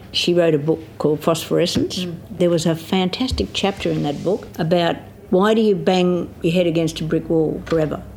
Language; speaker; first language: English; native; English